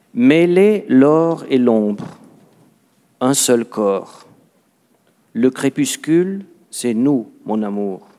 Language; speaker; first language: Spanish; non-native, fluent; Swiss German